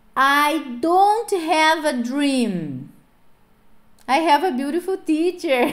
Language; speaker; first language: English; non-native, fluent; Portuguese